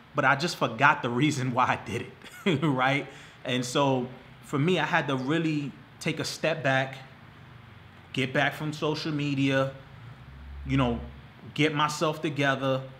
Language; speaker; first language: English; native; English